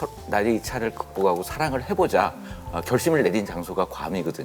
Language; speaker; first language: Korean; native; Korean